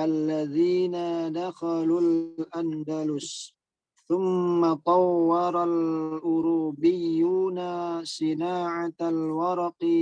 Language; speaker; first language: Arabic; non-native, learner; Indonesian